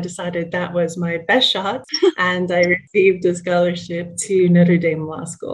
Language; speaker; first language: English; native; English